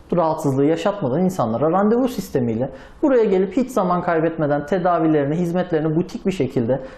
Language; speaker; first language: Turkish; native; Turkish